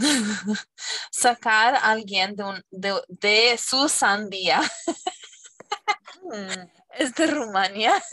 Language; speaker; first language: Spanish; non-native, fluent; English